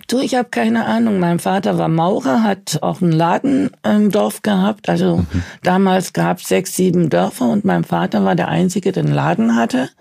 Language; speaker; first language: German; early bilingual, other home language; Turkish